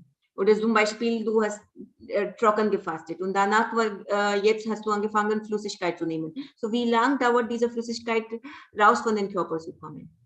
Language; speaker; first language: German; non-native, fluent; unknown